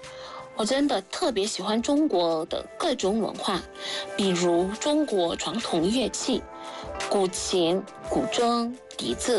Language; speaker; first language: Chinese; non-native, fluent; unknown